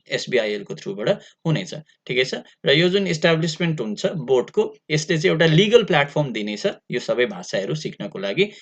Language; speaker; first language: Nepali; native; Nepali